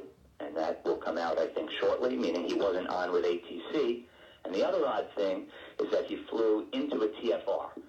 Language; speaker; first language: English; native; English